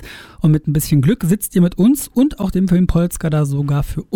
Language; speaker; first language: German; native; German